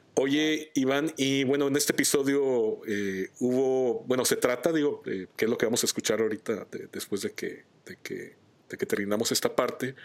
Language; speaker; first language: Spanish; native; Spanish